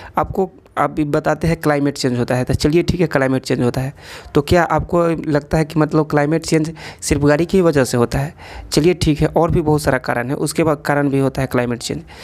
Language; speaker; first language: Hindi; native; Hindi